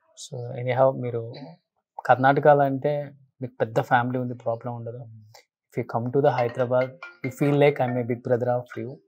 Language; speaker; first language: Telugu; native; Telugu